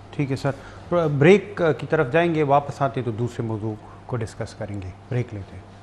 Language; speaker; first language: Urdu; non-native, local second language; Pashto